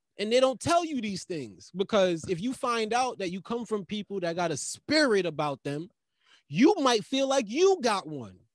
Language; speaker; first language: English; native; English